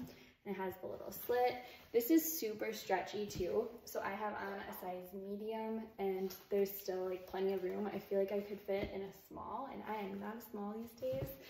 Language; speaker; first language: English; native; English